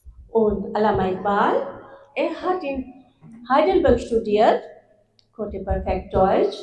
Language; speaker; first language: German; non-native, fluent; Urdu